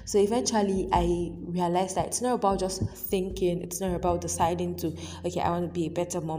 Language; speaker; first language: English; non-native, local second language; Yoruba